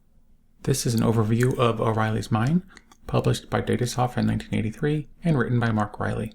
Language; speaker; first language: English; native; English